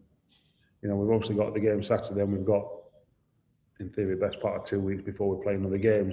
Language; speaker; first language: English; native; English